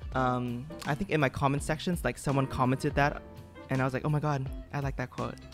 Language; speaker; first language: English; non-native, fluent; Vietnamese